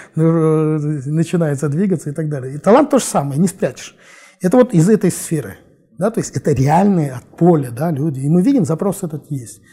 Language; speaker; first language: Russian; non-native, local second language; Kazakh